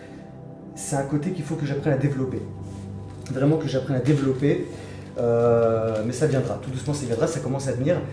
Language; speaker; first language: French; native; French